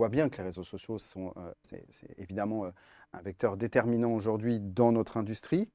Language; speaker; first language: French; native; French